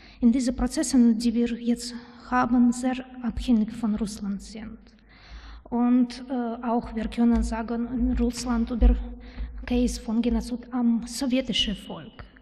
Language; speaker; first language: German; non-native, learner; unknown